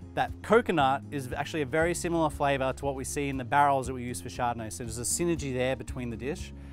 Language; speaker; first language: English; native; English